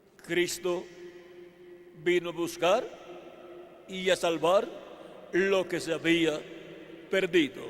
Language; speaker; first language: Spanish; native; Spanish